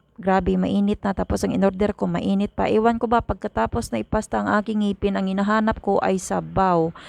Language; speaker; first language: Filipino; native; Filipino